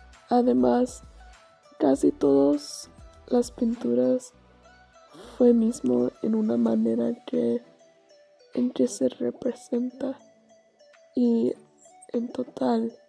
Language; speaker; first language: Spanish; non-native, learner; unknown